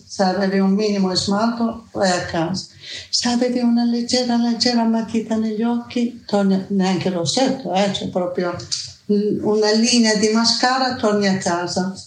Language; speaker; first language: Italian; non-native, fluent; Persian